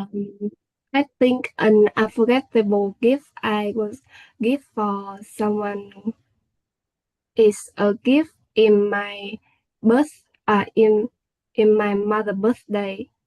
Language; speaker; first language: English; non-native, learner; Vietnamese